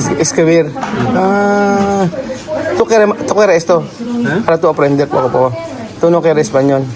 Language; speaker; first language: Spanish; non-native, learner; Filipino